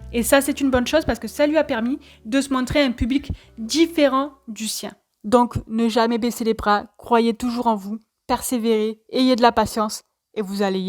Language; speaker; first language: French; native; French